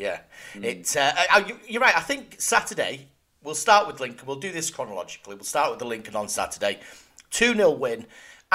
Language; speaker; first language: English; native; English